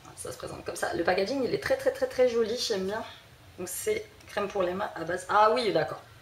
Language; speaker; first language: French; early bilingual, other home language; Portuguese